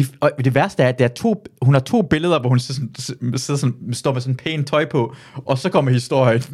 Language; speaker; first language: Danish; early bilingual, other home language; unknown